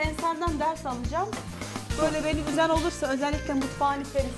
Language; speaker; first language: Turkish; native; Turkish